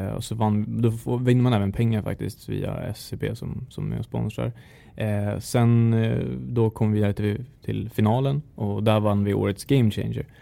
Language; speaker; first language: Swedish; native; Swedish